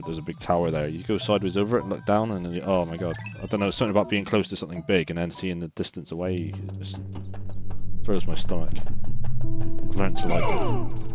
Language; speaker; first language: English; native; English